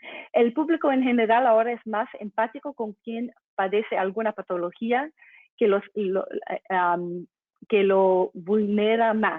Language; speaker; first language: Spanish; non-native, fluent; English